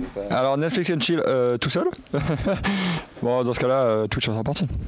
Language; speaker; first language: French; native; French